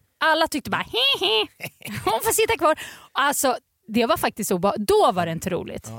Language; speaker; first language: Swedish; native; Swedish